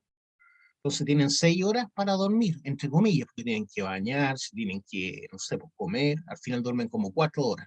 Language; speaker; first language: Spanish; native; Spanish